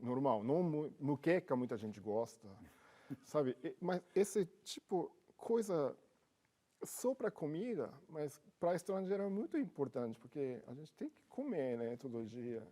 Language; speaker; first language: Portuguese; non-native, learner; Japanese